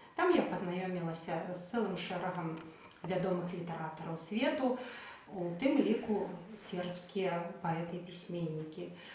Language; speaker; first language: Belarusian; native; Belarusian